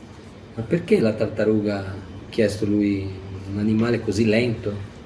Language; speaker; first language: Italian; non-native, fluent; Portuguese